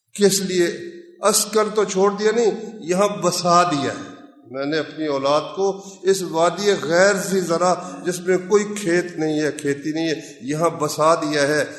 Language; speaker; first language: Urdu; non-native, local second language; Punjabi